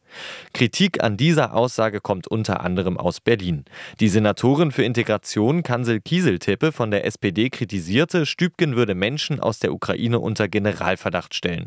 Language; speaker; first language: German; native; German